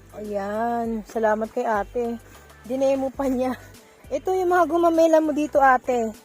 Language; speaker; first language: Filipino; non-native, local second language; Bikol